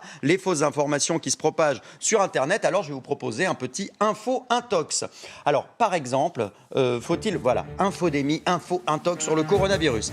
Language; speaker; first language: French; native; French